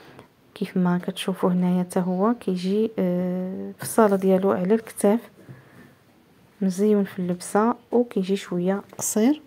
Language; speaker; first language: Arabic; native; Arabic